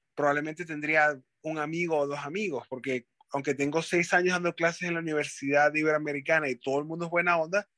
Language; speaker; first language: Spanish; native; Spanish